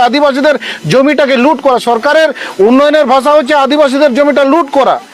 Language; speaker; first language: Bangla; non-native, local second language; Santali